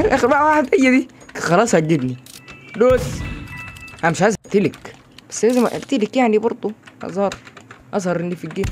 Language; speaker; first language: Arabic; native; Arabic